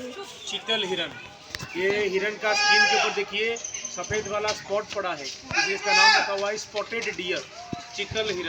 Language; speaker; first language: Hindi; non-native, local second language; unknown